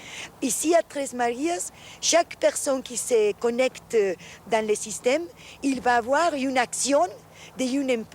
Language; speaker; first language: French; non-native, fluent; Spanish